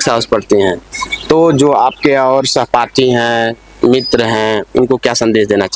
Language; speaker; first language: Hindi; native; Hindi